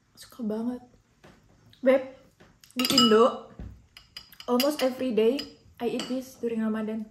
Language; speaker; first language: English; non-native, learner; Indonesian